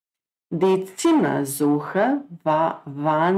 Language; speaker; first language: German; non-native, fluent; Croatian